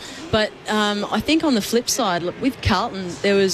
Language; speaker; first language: English; native; English